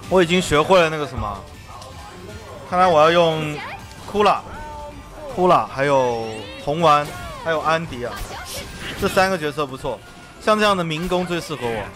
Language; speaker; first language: Chinese; native; Chinese